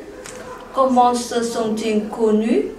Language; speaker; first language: French; non-native, learner; Vietnamese